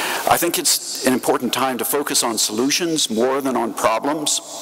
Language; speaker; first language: English; native; English